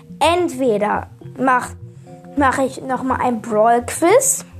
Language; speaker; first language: German; native; German